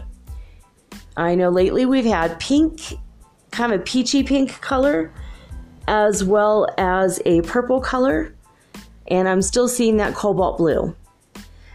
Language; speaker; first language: English; native; English